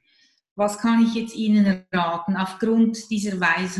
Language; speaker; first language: German; native; German